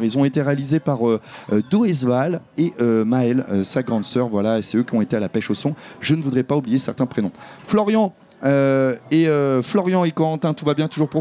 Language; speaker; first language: French; native; French